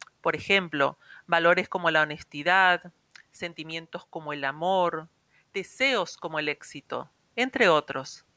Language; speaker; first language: Spanish; native; Spanish